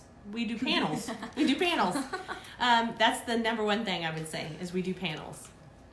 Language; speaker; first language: English; native; English